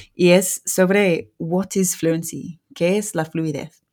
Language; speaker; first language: Spanish; non-native, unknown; English